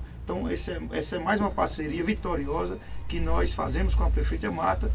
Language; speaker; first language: Portuguese; native; Portuguese